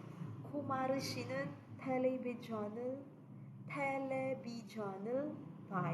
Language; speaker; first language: Korean; non-native, fluent; Cebuano